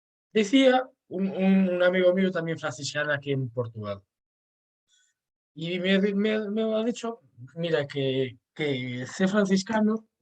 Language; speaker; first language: Spanish; non-native, fluent; Portuguese